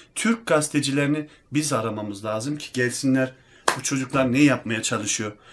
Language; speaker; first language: Turkish; early bilingual, heritage; Turkish